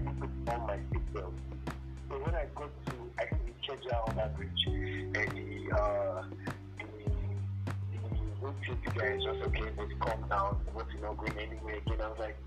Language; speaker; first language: English; non-native, local second language; Yoruba